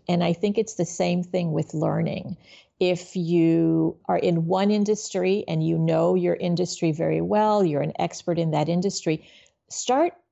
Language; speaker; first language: English; native; English